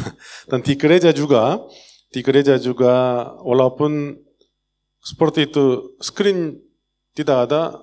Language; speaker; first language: Indonesian; non-native, learner; Korean